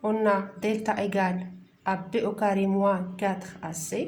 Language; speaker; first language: French; non-native, local second language; Arabic